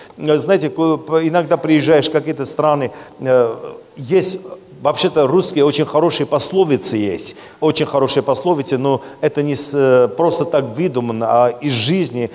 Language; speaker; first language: Russian; non-native, local second language; Armenian